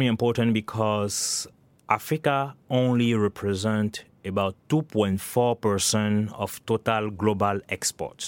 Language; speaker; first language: English; non-native, local second language; French